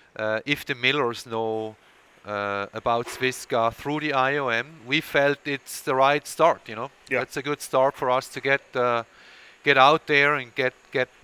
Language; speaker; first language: English; non-native, fluent; Swiss German